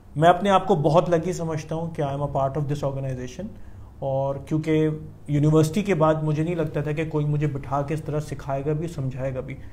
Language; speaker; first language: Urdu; native; Urdu